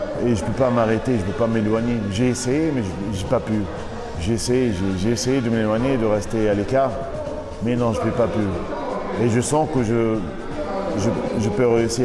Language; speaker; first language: French; non-native, local second language; Arabic